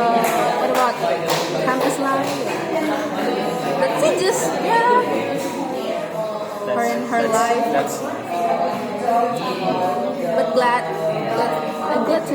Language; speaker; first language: English; non-native, learner; Indonesian